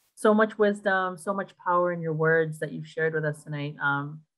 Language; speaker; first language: English; native; English